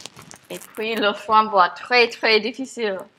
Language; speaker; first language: French; non-native, learner; English